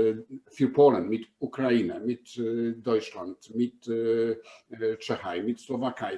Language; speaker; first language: German; non-native, fluent; Polish